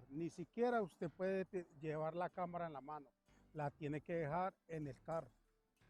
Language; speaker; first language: Spanish; native; Spanish